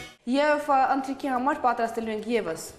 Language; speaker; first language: Armenian; native; Armenian